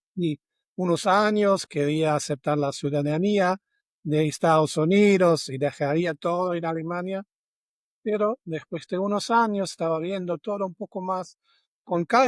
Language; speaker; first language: Spanish; non-native, fluent; German